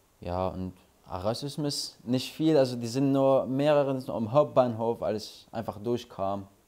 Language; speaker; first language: German; non-native, learner; Arabic